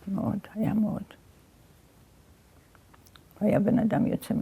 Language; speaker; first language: Hebrew; early bilingual, other home language; Yiddish